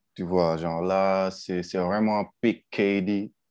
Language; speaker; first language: French; non-native, local second language; Wolof